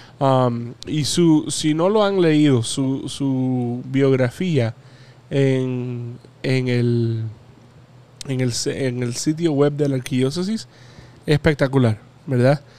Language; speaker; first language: Spanish; native; Spanish